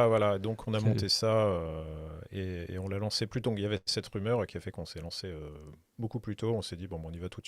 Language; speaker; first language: French; native; French